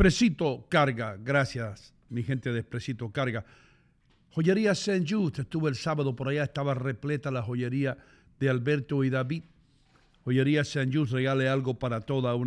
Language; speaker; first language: Spanish; native; Spanish